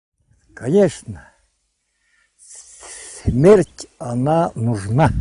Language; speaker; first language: Russian; non-native, local second language; Yakut